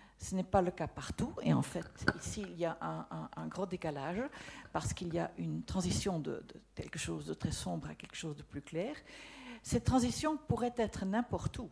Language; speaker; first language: French; non-native, local second language; Dutch